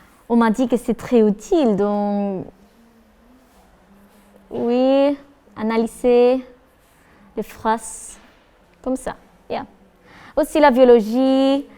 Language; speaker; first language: French; non-native, learner; Spanish